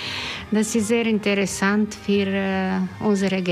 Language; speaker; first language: German; non-native, learner; Croatian